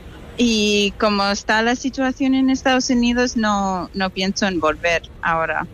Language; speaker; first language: Spanish; non-native, fluent; English